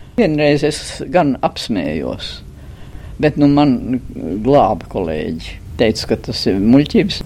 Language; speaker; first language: Latvian; native; Latvian